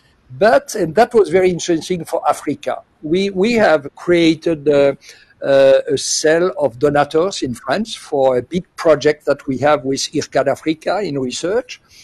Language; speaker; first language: English; non-native, fluent; French